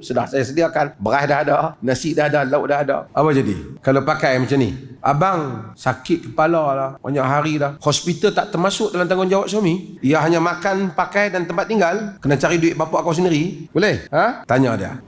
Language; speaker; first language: Malay; native; Malay